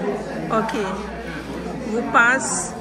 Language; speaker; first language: French; non-native, learner; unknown